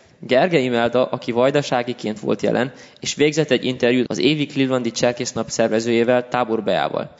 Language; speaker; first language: Hungarian; early bilingual, heritage; Hungarian